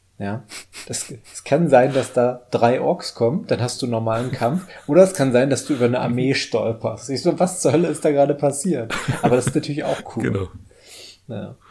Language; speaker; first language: German; native; German